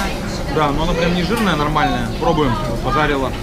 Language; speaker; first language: Russian; native; Russian